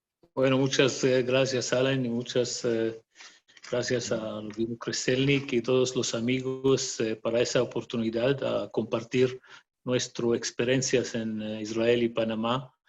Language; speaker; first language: Spanish; non-native, fluent; Arabic